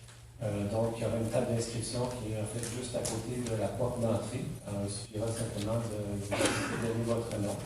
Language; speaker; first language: French; native; French